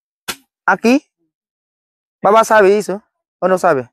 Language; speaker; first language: Portuguese; non-native, learner; Vietnamese